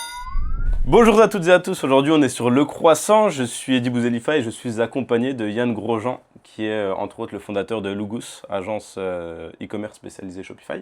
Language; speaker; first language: French; native; French